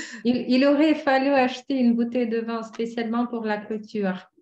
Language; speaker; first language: French; non-native, fluent; Russian